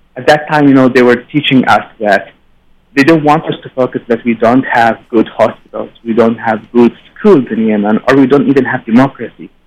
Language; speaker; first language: English; non-native, fluent; Arabic